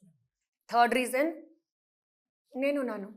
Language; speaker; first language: Telugu; non-native, local second language; Hindi